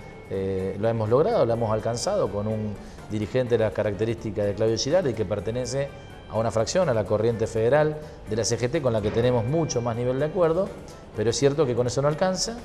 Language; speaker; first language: Spanish; native; Spanish